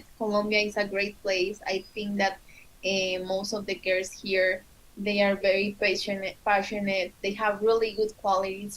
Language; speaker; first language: English; non-native, fluent; Spanish